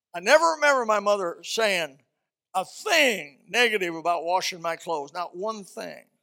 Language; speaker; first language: English; early bilingual, other home language; Swedish